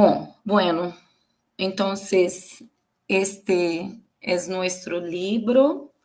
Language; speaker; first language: Spanish; non-native, learner; Portuguese